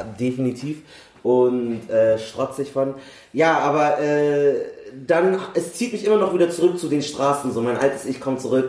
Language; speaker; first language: German; native; German